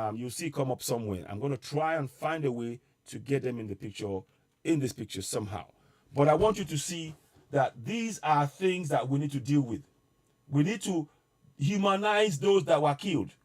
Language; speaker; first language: English; non-native, local second language; Yoruba